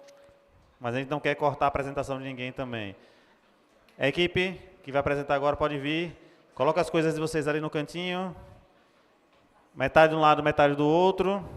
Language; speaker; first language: Portuguese; native; Portuguese